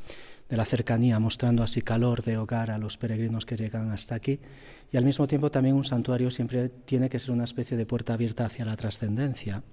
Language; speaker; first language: Spanish; native; Spanish